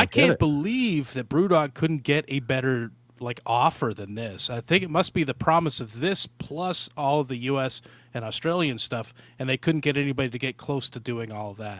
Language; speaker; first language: English; native; English